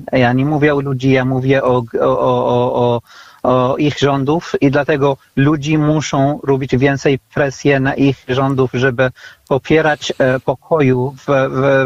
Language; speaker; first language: Polish; non-native, fluent; Arabic